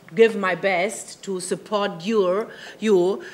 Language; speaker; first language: English; non-native, learner; German